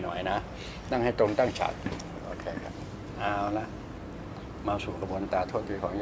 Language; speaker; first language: Thai; native; Thai